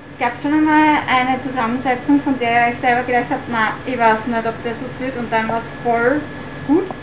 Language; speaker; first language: German; native; German